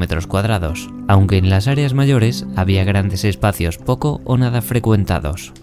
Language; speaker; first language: Spanish; native; Spanish